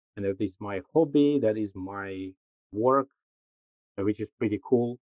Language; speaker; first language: English; non-native, fluent; Russian